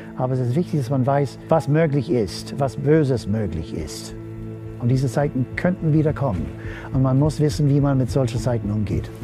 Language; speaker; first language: German; non-native, fluent; English